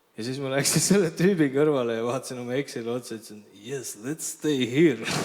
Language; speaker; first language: Estonian; early bilingual, other home language; Armenian